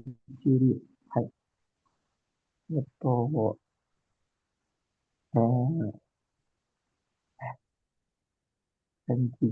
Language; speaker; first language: Japanese; non-native, learner; Indonesian